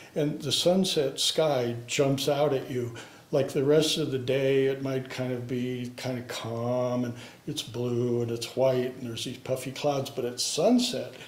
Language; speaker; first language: English; native; English